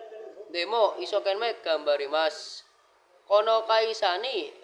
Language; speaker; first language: Japanese; non-native, learner; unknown